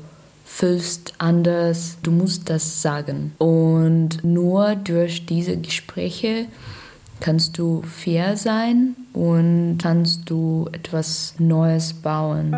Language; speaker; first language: German; non-native, learner; Russian